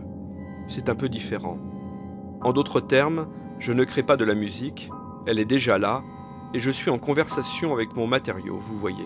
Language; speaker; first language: French; native; French